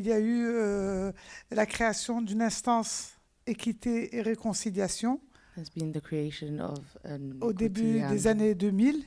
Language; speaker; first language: French; non-native, local second language; Arabic